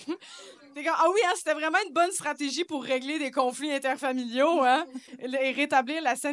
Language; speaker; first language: French; native; French